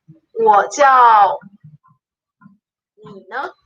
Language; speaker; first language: Chinese; non-native, learner; Polish